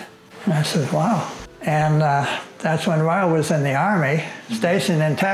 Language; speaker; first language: English; native; English